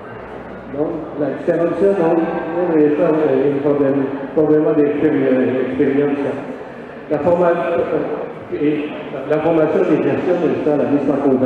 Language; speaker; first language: Spanish; non-native, learner; French